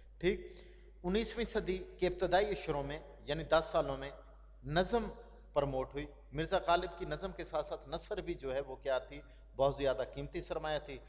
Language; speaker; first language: Urdu; non-native, local second language; Punjabi